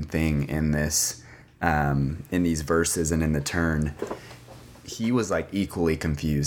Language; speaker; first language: English; native; English